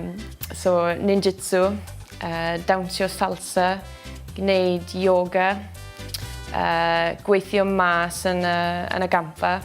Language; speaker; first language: Welsh; non-native, local second language; English